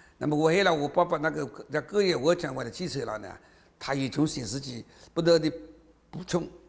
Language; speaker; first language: Chinese; native; Chinese